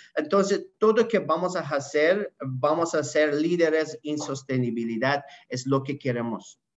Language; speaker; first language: Spanish; non-native, learner; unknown